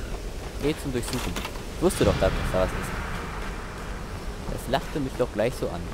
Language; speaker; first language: German; native; German